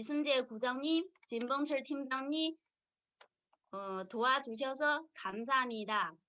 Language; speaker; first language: Korean; non-native, learner; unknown